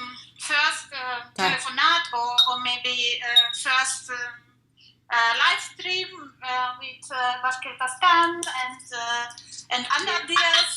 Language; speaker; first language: English; non-native, learner; Russian